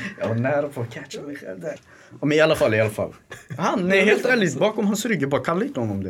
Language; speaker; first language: Swedish; early bilingual, other home language; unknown